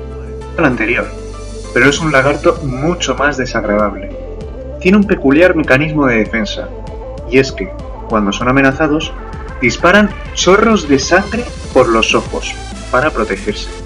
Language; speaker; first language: Spanish; native; Spanish